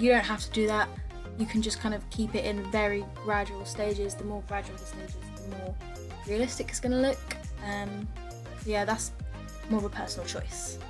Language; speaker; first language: English; native; English